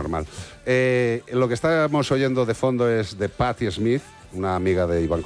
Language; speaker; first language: Spanish; native; Spanish